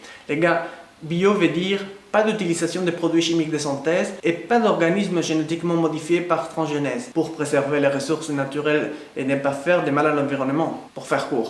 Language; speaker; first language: French; non-native, fluent; Spanish